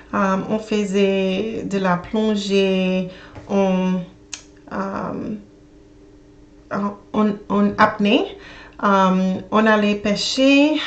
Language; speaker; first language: French; non-native, learner; English